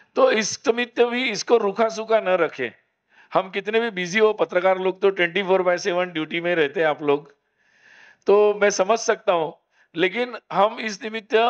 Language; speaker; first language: Hindi; non-native, local second language; Marathi